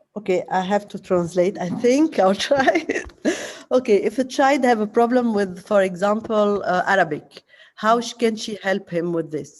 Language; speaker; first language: English; non-native, fluent; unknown